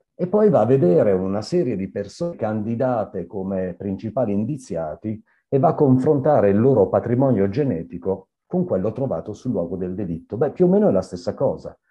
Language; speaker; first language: Italian; native; Italian